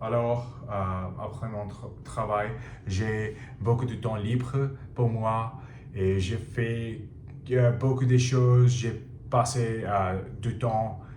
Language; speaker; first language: French; non-native, learner; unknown